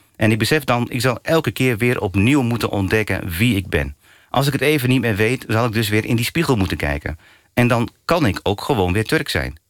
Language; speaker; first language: Dutch; early bilingual, other home language; Turkish